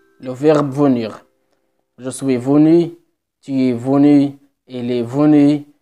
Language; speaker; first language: French; non-native, local second language; Arabic